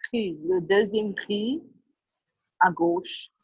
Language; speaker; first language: French; non-native, learner; Portuguese